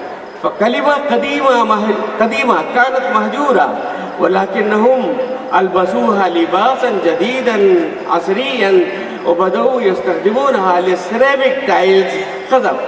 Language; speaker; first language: Arabic; non-native, fluent; Urdu